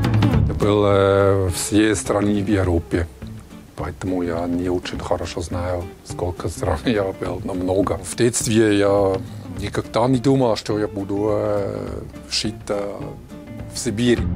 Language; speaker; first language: Russian; non-native, learner; German